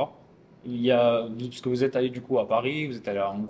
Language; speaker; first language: French; native; French